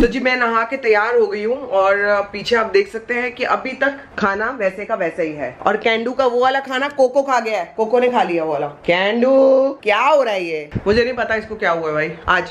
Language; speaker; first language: Hindi; native; Hindi